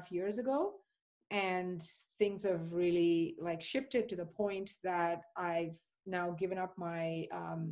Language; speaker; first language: English; non-native, local second language; Tamil